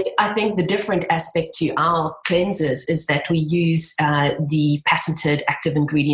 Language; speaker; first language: English; native; English